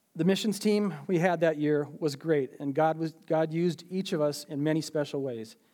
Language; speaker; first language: English; native; English